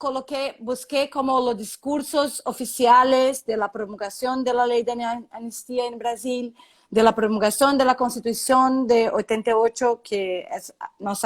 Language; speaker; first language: Spanish; non-native, learner; Portuguese